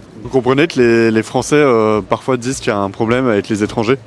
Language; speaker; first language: French; native; French